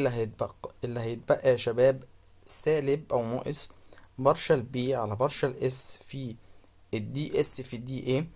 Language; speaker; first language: Arabic; native; Arabic